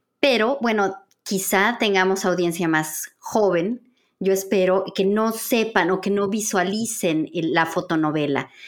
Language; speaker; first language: Spanish; native; Spanish